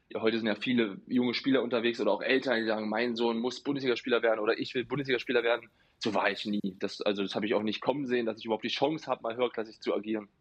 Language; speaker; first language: German; native; German